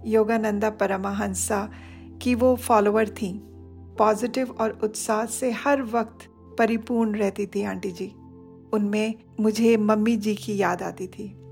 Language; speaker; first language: Hindi; non-native, local second language; Odia